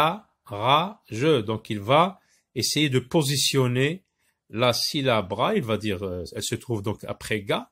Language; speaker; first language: French; non-native, local second language; Arabic